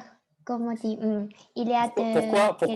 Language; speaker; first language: French; non-native, learner; Chinese